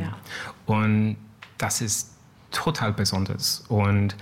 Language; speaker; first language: German; non-native, learner; English